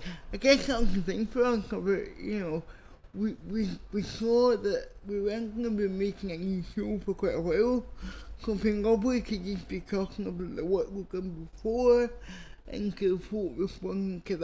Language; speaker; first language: English; native; English